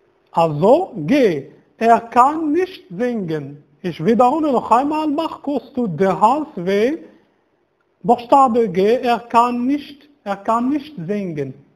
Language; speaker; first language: German; non-native, fluent; Arabic